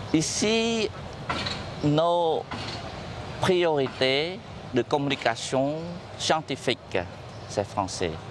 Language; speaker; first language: French; non-native, fluent; Khmer